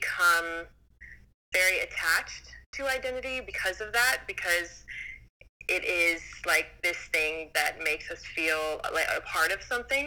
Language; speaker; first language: English; native; English